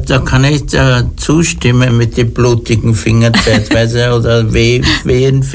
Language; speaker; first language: German; native; German